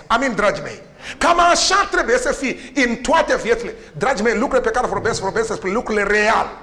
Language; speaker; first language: Romanian; non-native, learner; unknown